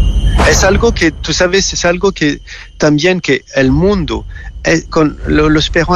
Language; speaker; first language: Spanish; non-native, fluent; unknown